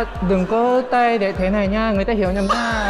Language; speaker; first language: Vietnamese; non-native, fluent; Korean